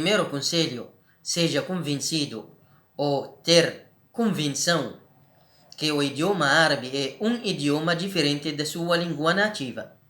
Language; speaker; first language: Portuguese; non-native, learner; Arabic